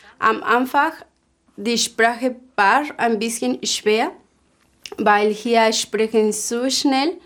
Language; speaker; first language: German; non-native, learner; Spanish